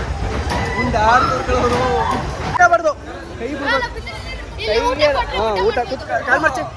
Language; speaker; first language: Kannada; native; Kannada